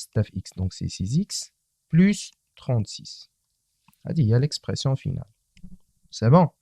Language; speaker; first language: French; non-native, local second language; Arabic